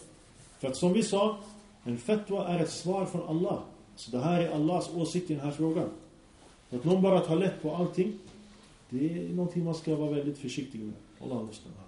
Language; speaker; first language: Swedish; early bilingual, other home language; Arabic